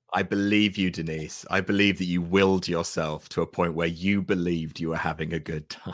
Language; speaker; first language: English; native; English